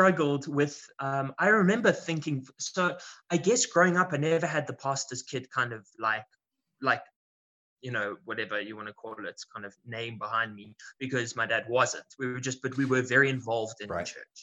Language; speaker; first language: English; native; English